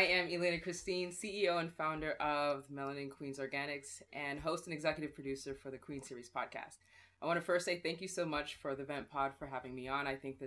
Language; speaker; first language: English; native; English